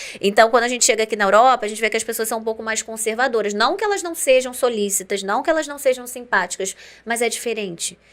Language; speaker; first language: Portuguese; native; Portuguese